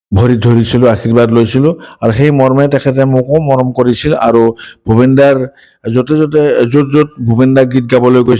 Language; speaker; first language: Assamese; native; Assamese